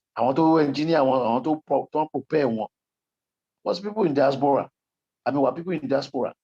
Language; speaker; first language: English; non-native, local second language; Yoruba